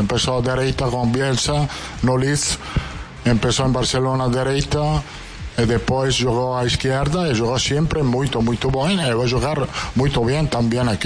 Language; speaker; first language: Portuguese; non-native, fluent; Italian